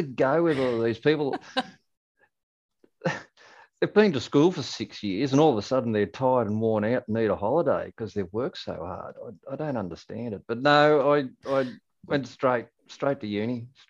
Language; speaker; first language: English; native; English